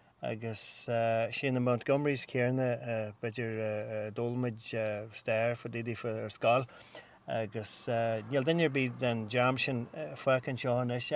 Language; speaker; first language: Irish; native; Irish